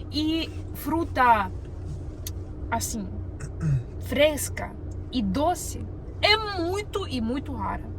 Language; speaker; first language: Portuguese; non-native, learner; Russian